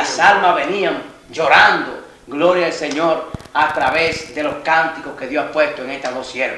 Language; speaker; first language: Spanish; native; Spanish